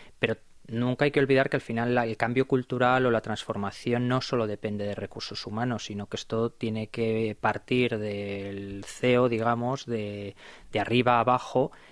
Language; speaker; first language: Spanish; native; Spanish